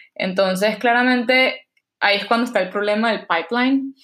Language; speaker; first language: Spanish; native; Spanish